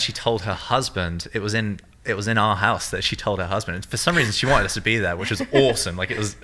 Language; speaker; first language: English; native; English